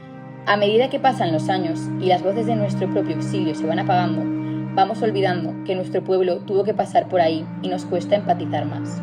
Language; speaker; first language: Spanish; native; Spanish